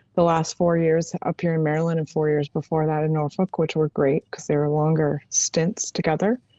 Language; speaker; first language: English; native; English